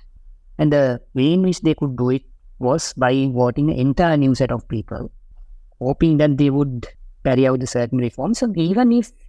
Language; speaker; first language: English; non-native, local second language; Sinhala